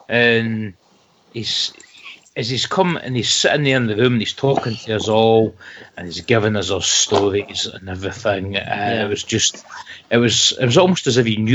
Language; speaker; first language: English; native; English